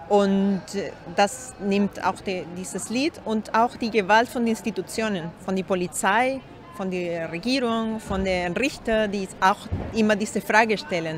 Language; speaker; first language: German; non-native, learner; Spanish